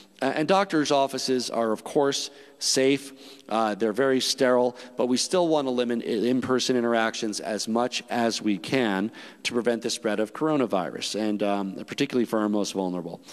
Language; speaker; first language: English; native; English